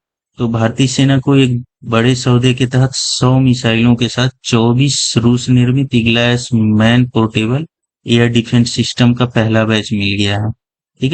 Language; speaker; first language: Hindi; native; Hindi